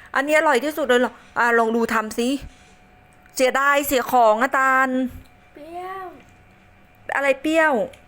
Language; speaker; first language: Thai; non-native, local second language; Northern Khmer